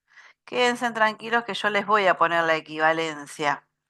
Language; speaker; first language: Spanish; native; Spanish